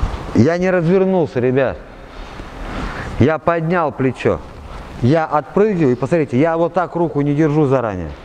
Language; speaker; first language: Russian; native; Russian